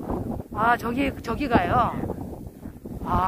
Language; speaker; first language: Korean; native; Korean